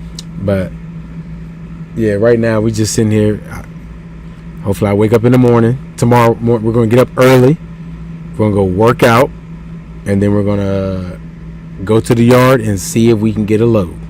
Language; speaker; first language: English; native; English